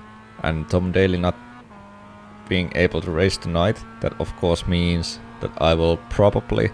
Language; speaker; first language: English; non-native, fluent; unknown